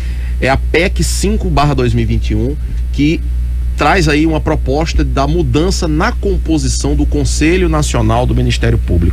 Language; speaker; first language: Portuguese; native; Portuguese